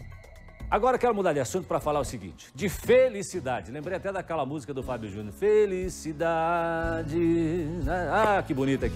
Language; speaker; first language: Portuguese; native; Portuguese